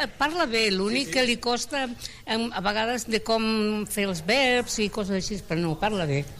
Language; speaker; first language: Catalan; non-native, local second language; Spanish